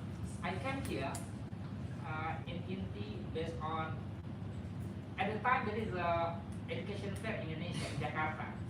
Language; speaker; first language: English; non-native, fluent; Indonesian